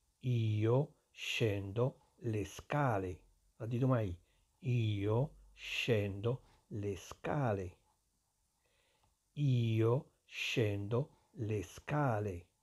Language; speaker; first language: Italian; non-native, fluent; Arabic